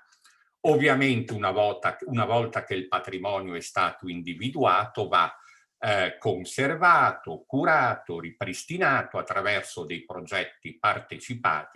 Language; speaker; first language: Italian; native; Italian